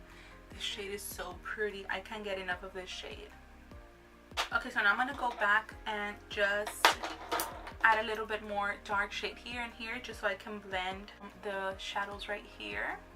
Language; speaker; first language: English; native; English